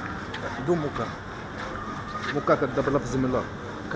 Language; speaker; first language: Russian; non-native, learner; Arabic